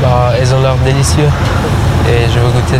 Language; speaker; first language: French; non-native, learner; Persian